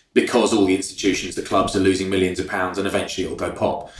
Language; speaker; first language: English; native; English